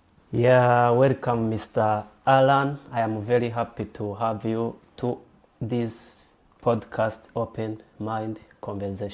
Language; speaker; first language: English; non-native, local second language; Rundi